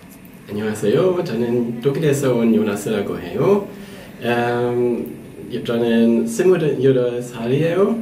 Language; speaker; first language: Korean; non-native, learner; German